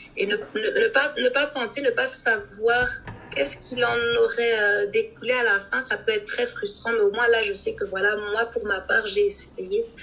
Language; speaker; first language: French; native; French